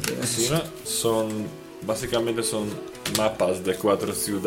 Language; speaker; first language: Spanish; non-native, fluent; Slovak